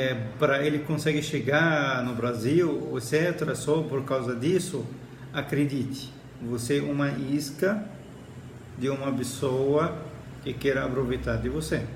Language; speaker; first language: Portuguese; non-native, fluent; Arabic